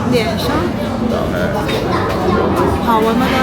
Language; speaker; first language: Chinese; native; Chinese